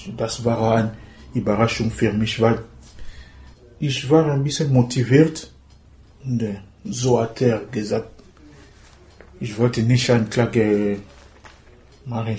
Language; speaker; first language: German; non-native, learner; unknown